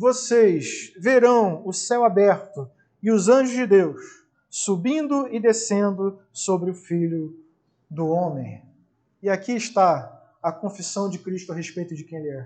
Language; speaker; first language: Portuguese; native; Portuguese